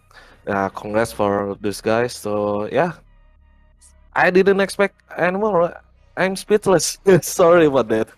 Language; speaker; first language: English; non-native, learner; Indonesian